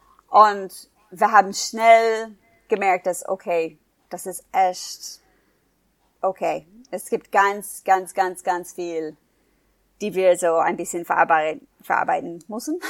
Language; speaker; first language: German; non-native, fluent; English